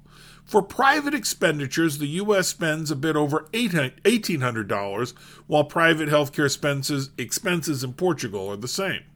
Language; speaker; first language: English; native; English